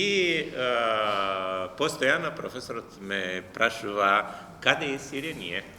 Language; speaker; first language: Macedonian; non-native, learner; Romanian